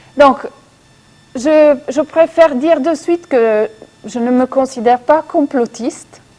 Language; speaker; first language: French; non-native, fluent; Italian